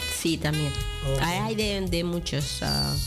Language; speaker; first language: Spanish; non-native, local second language; Dutch